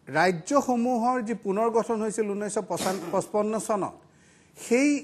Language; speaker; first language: Assamese; native; Assamese